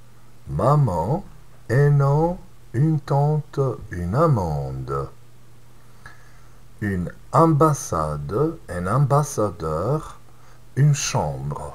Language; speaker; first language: French; non-native, fluent; Serbian